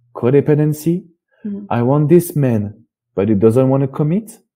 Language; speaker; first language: English; non-native, fluent; French